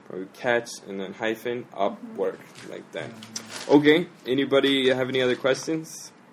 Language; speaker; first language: English; native; English